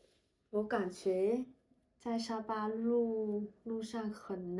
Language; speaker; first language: Chinese; non-native, learner; Vietnamese